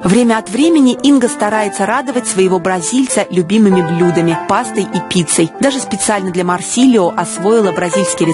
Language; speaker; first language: Russian; native; Russian